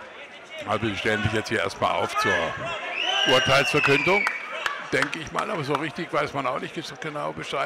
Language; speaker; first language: German; native; German